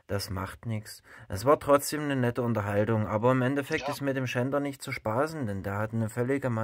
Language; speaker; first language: German; native; German